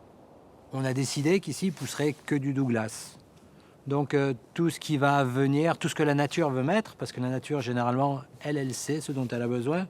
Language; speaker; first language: French; native; French